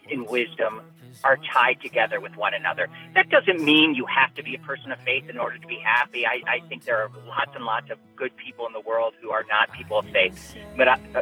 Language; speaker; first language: English; native; English